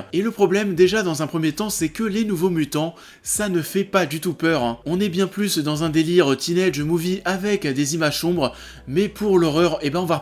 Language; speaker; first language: French; native; French